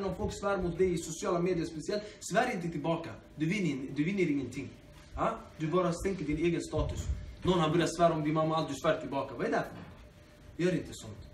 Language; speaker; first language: Swedish; early bilingual, other home language; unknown